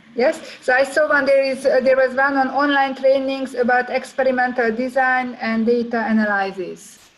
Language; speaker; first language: English; non-native, fluent; Arabic